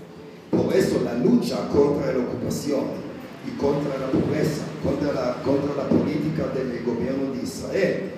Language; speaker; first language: Spanish; non-native, learner; Hebrew